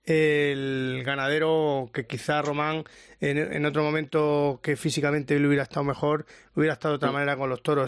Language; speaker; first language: Spanish; native; Spanish